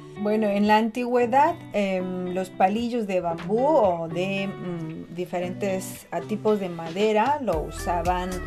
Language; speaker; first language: Spanish; non-native, fluent; Chinese